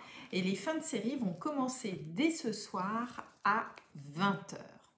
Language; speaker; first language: French; native; French